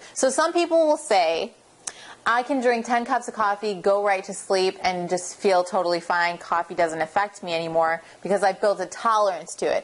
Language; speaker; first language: English; native; English